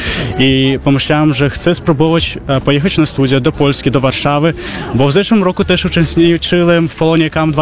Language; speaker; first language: Polish; non-native, fluent; Russian